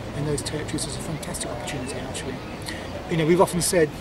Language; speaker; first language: English; native; English